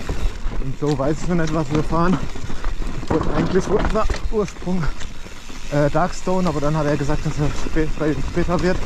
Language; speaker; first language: German; native; German